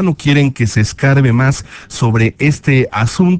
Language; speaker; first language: Spanish; native; Spanish